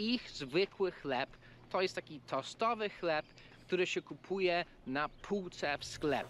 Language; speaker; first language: Polish; non-native, fluent; English